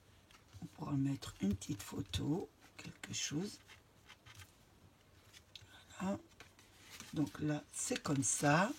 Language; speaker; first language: French; native; French